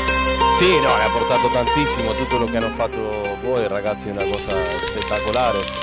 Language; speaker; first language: Italian; non-native, fluent; Spanish